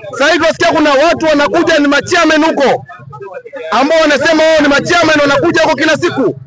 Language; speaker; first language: Swahili; non-native, local second language; Luyia